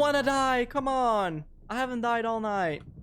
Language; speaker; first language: English; non-native, fluent; Dutch